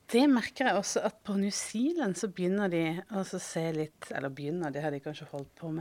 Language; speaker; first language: Norwegian; native; Norwegian